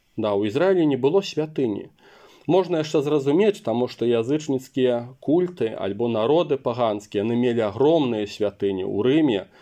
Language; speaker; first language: Belarusian; non-native, local second language; Russian